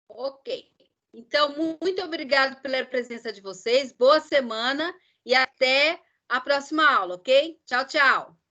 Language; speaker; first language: Portuguese; native; Portuguese